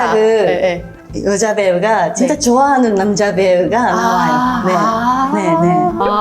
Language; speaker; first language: Korean; non-native, learner; Japanese